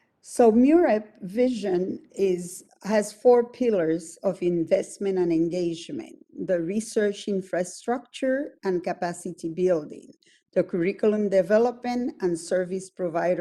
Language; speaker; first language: English; non-native, fluent; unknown